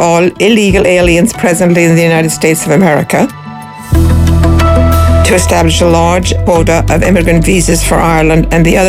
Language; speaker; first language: English; native; English